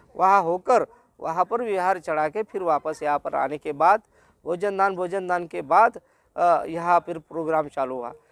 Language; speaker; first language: Hindi; non-native, local second language; Marathi